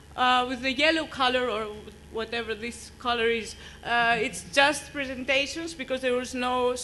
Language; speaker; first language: English; non-native, fluent; Greek